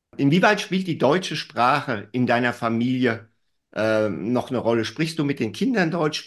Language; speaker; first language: German; native; German